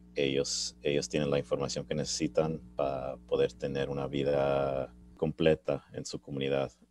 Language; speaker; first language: Spanish; early bilingual, heritage; Spanish